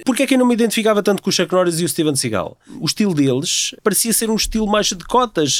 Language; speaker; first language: Portuguese; native; Portuguese